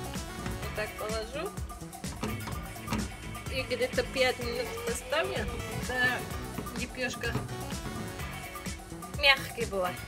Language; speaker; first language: Russian; non-native, learner; Tajik